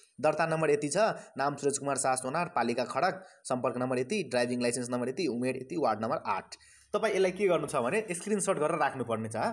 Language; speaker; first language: Nepali; non-native, local second language; Maithili